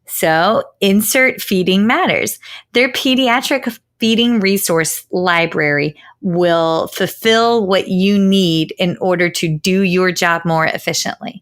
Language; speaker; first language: English; native; English